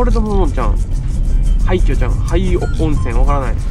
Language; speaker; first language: Japanese; native; Japanese